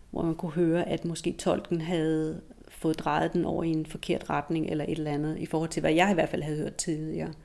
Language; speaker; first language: Danish; native; Danish